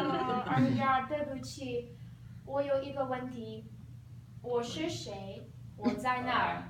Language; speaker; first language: Chinese; non-native, learner; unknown